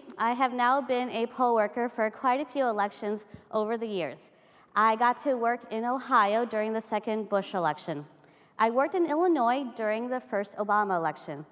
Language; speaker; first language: English; native; English